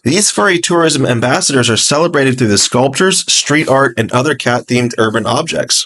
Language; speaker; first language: English; native; English